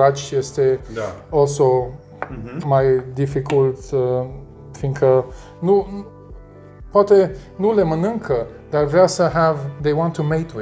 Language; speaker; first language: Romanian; non-native, learner; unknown